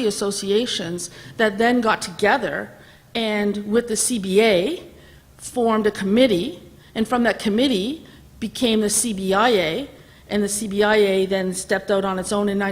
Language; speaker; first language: English; native; English